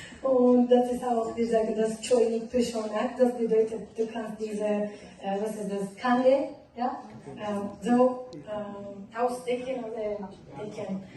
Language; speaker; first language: German; non-native, learner; Tajik